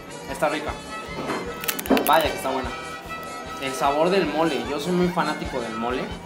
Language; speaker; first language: Spanish; native; Spanish